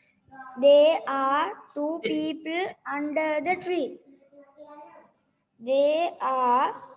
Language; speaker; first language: English; non-native, learner; Sinhala